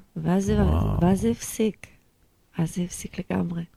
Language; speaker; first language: Hebrew; early bilingual, other home language; Russian